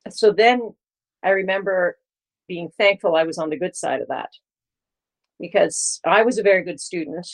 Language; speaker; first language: English; native; English